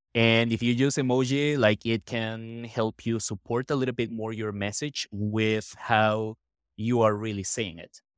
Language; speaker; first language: English; non-native, fluent; Spanish